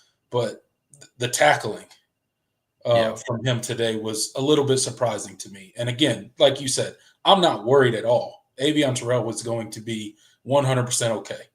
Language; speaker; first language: English; native; English